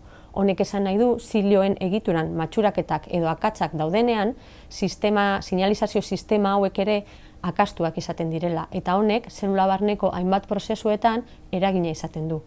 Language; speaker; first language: Basque; non-native, local second language; Spanish